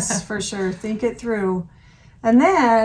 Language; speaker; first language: English; native; English